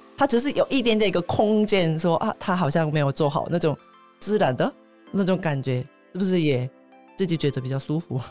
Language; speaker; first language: Chinese; non-native, fluent; Korean